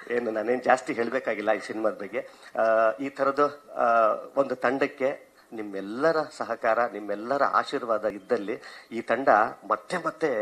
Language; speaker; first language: Kannada; native; Kannada